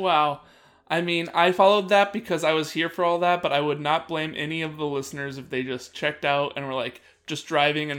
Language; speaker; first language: English; native; English